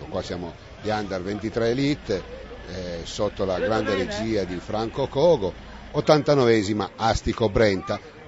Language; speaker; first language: Italian; native; Italian